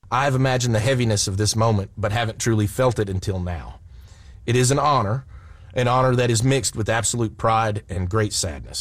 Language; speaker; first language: English; native; English